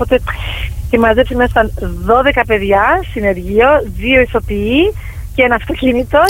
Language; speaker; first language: Greek; early bilingual, heritage; Greek